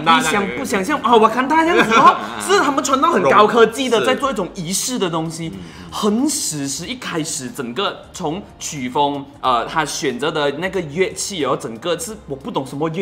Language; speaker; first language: Chinese; native; Chinese